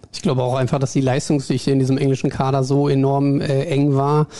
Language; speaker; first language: German; native; German